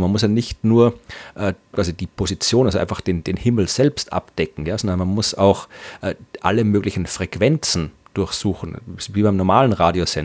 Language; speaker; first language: German; native; German